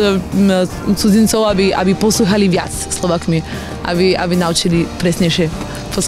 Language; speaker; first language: Slovak; non-native, learner; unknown